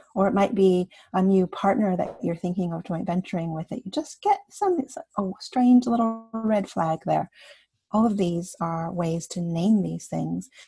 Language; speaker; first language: English; native; English